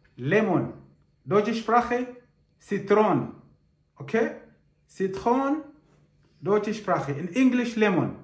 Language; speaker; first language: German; non-native, learner; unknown